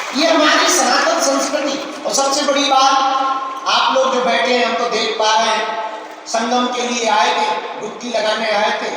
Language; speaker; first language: Hindi; native; Hindi